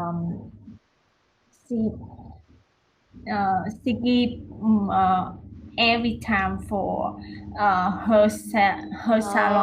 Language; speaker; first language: English; non-native, learner; Vietnamese